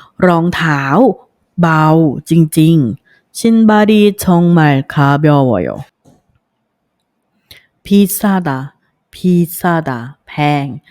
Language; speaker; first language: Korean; non-native, fluent; Thai